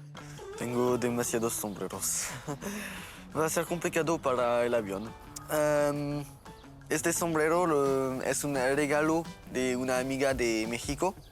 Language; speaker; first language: Spanish; non-native, learner; French